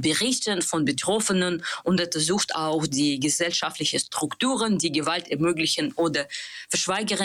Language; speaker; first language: German; non-native, learner; Russian